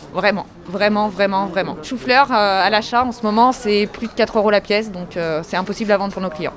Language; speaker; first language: French; native; French